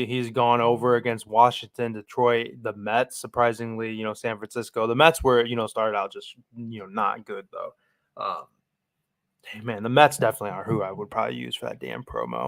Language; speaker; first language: English; native; English